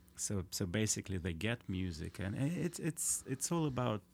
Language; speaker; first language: English; non-native, fluent; Russian